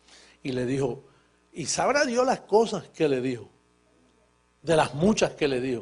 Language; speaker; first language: Spanish; native; Spanish